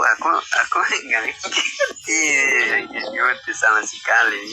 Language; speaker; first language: Indonesian; non-native, learner; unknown